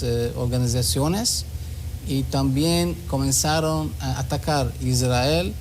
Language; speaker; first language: Spanish; non-native, learner; Hebrew